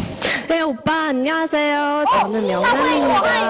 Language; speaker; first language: Korean; non-native, learner; Chinese